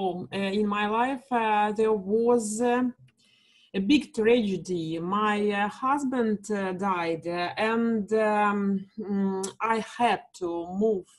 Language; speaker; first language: English; non-native, learner; Russian